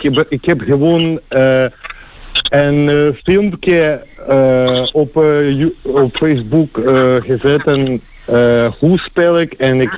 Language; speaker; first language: Dutch; non-native, learner; Ukrainian